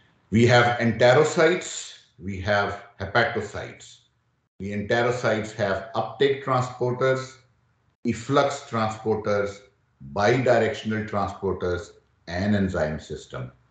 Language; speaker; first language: English; non-native, local second language; Urdu